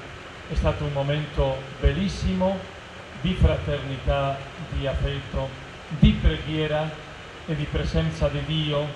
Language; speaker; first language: Italian; non-native, fluent; Spanish